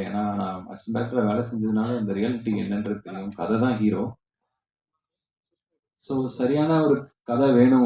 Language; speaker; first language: Tamil; native; Tamil